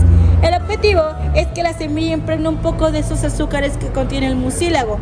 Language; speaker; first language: Spanish; native; Spanish